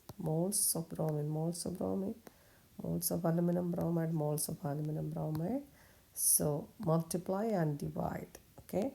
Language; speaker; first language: English; non-native, local second language; Malayalam